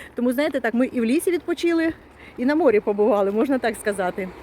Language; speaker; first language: Ukrainian; non-native, local second language; Russian